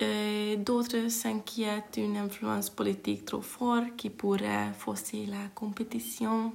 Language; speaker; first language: French; non-native, fluent; Hungarian